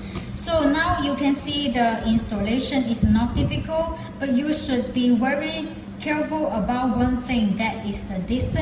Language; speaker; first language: English; non-native, fluent; Chinese